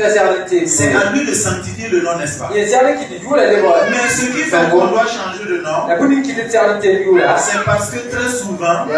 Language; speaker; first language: French; non-native, local second language; Mossi